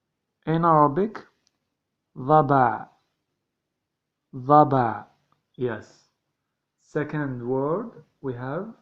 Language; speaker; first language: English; non-native, learner; Arabic